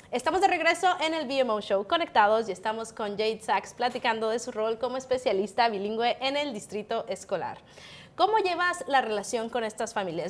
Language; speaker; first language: Spanish; native; Spanish